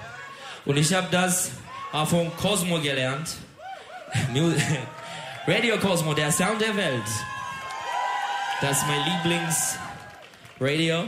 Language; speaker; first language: German; non-native, learner; Turkish